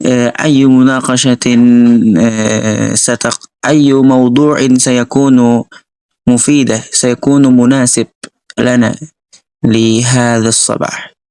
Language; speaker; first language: Arabic; non-native, learner; Indonesian